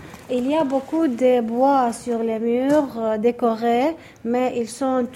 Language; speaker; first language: French; non-native, learner; Arabic